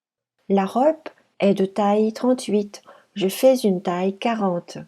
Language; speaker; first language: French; non-native, fluent; Chinese